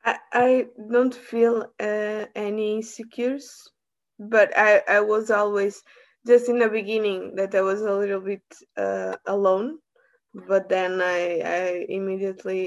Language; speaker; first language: English; non-native, learner; Portuguese